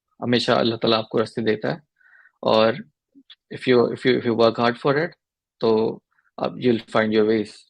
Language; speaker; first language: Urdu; native; Urdu